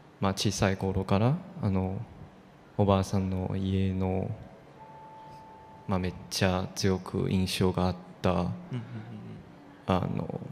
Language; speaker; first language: Japanese; non-native, fluent; Chinese